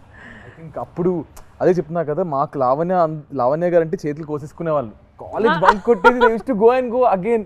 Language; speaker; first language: Telugu; native; Telugu